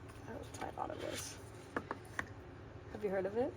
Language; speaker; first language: English; native; English